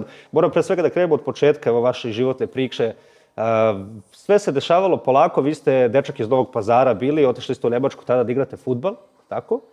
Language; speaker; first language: Bosnian; native; Bosnian